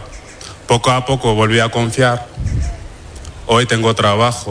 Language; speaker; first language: Spanish; non-native, fluent; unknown